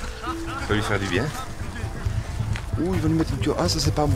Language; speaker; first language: French; non-native, local second language; Dutch